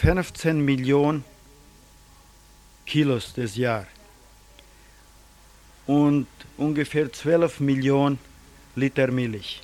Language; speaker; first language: German; early bilingual, heritage; German